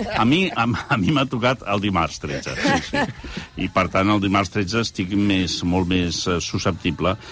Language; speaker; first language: Catalan; early bilingual, heritage; Catalan